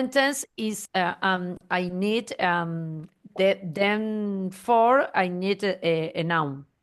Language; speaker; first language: English; non-native, learner; Spanish